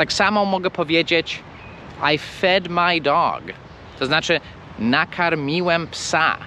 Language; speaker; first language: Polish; non-native, fluent; English